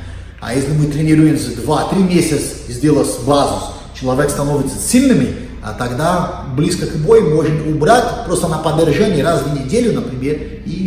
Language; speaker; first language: Russian; non-native, learner; Portuguese